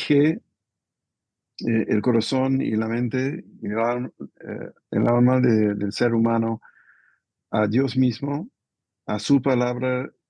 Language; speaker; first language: Spanish; non-native, fluent; English